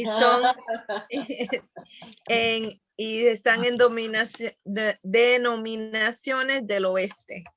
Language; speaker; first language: Spanish; early bilingual, heritage; Spanish